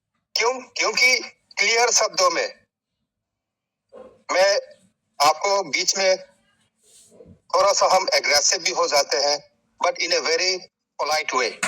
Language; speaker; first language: Hindi; native; Hindi